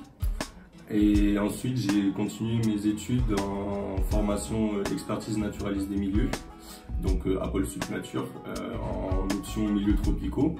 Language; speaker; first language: French; native; French